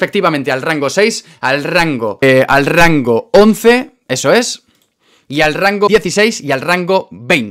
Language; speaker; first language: Spanish; native; Spanish